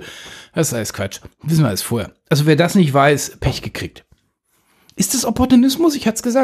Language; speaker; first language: German; native; German